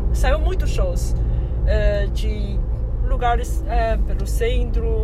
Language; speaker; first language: Portuguese; non-native, fluent; Chinese